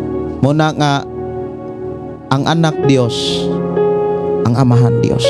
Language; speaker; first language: Cebuano; native; Cebuano